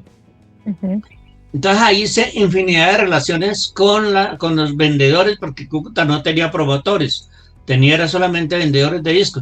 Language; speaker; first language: Spanish; native; Spanish